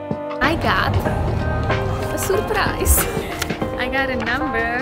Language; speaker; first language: English; non-native, learner; Czech